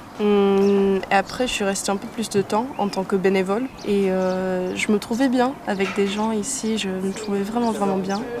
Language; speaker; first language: French; non-native, fluent; English